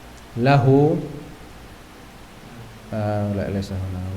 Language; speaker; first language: Arabic; non-native, fluent; Indonesian